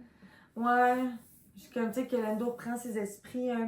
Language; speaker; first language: French; native; French